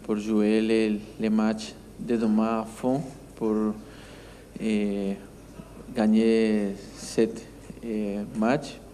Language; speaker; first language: French; non-native, learner; Spanish